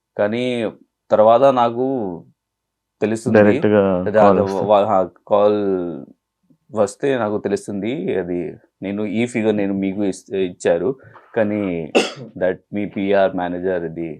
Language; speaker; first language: Telugu; non-native, local second language; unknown